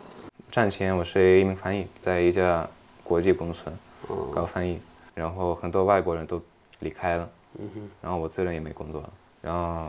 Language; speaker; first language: Chinese; non-native, fluent; Russian